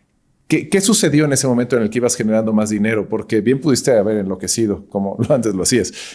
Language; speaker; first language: Spanish; native; Spanish